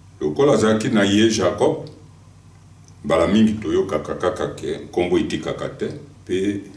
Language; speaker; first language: Lingala; non-native, local second language; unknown